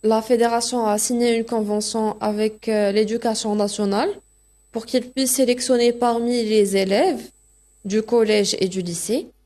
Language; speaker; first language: French; non-native, local second language; Arabic